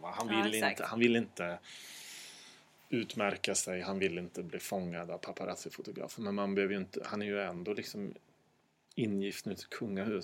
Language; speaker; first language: Swedish; native; Swedish